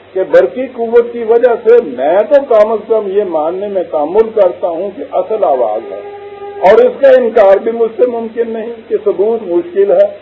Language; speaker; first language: Urdu; non-native, local second language; Punjabi